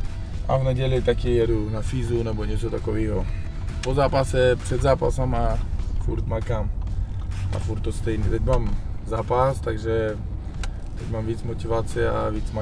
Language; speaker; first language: Czech; non-native, fluent; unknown